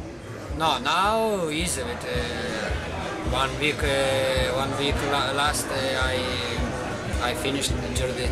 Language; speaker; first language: English; non-native, learner; Ukrainian